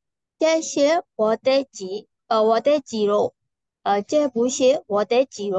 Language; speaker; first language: Chinese; non-native, learner; Burmese